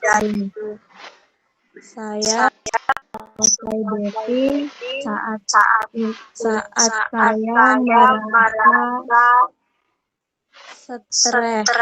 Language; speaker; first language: Indonesian; non-native, learner; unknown